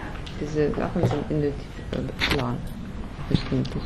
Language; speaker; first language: German; non-native, learner; Russian